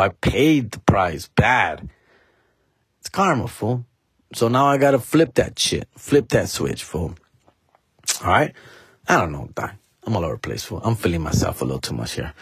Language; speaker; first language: English; early bilingual, other home language; Spanish